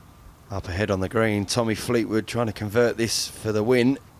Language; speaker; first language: English; native; English